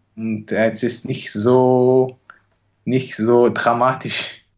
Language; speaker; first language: German; non-native, learner; Chinese